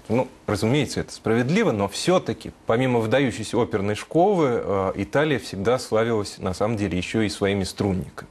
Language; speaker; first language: Russian; native; Russian